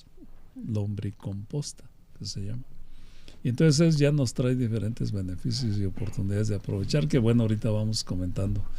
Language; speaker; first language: Spanish; native; Spanish